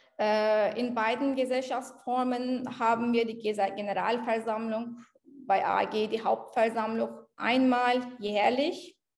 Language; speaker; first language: German; non-native, fluent; Turkish